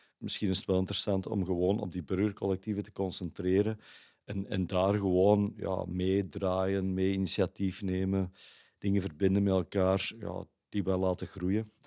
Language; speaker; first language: Dutch; native; Dutch